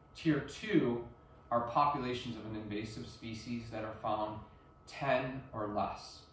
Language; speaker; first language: English; native; English